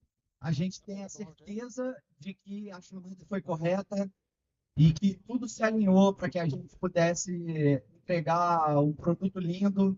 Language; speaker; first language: Portuguese; native; Portuguese